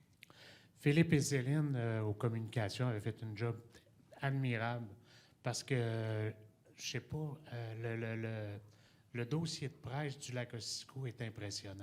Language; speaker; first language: French; native; French